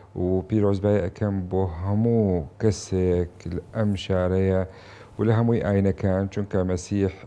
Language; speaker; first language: Central Kurdish; non-native, local second language; Syriac